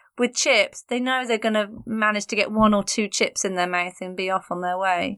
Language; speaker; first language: English; native; English